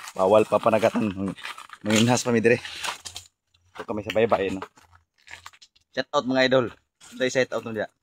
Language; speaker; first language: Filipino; non-native, local second language; Cebuano